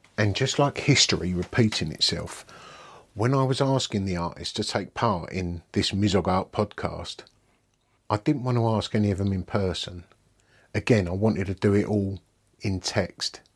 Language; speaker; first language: English; native; English